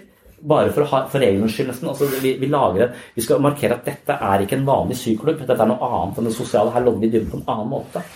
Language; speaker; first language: Norwegian; native; Norwegian